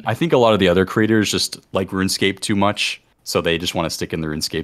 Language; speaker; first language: English; native; English